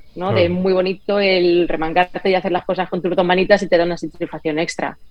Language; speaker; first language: Spanish; native; Spanish